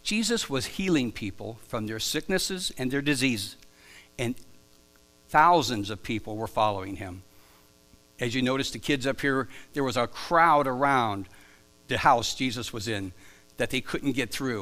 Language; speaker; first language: English; native; English